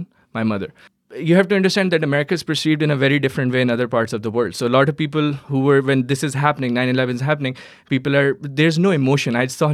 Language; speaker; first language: English; non-native, local second language; Urdu